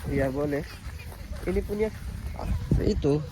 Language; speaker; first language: Indonesian; non-native, learner; Urdu